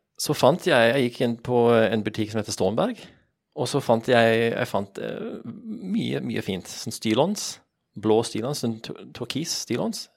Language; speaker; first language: Norwegian; non-native, fluent; English